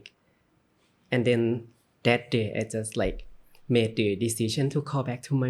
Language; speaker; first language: English; non-native, learner; Thai